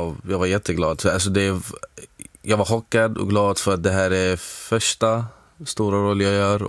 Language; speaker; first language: Swedish; non-native, fluent; Arabic